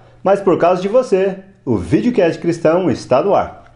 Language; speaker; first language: Portuguese; native; Portuguese